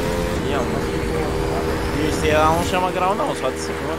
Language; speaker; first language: Portuguese; native; Portuguese